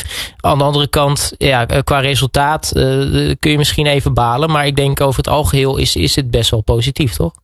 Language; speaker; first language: Dutch; native; Dutch